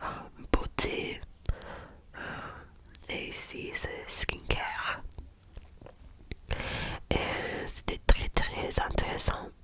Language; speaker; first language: French; non-native, learner; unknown